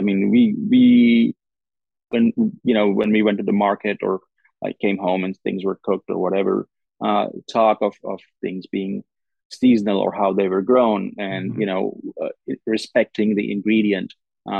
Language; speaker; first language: English; non-native, local second language; Gujarati